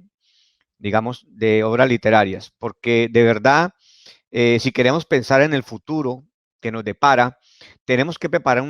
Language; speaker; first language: Spanish; native; Spanish